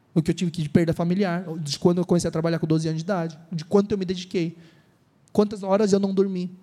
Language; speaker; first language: Portuguese; native; Portuguese